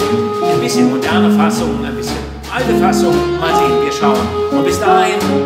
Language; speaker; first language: German; native; German